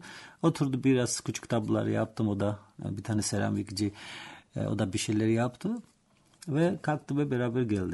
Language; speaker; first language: Turkish; non-native, learner; Georgian